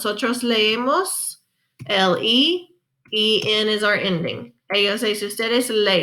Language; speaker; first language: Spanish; non-native, fluent; English